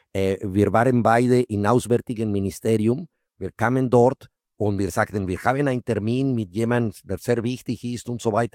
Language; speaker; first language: German; non-native, fluent; Spanish